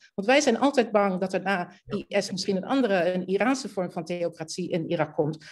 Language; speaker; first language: Dutch; early bilingual, other home language; Arabic